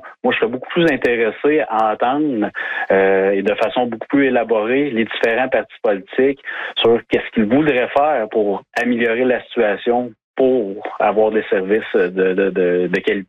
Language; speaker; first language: French; native; French